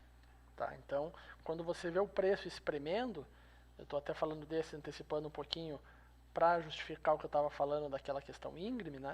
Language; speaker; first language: Portuguese; native; Portuguese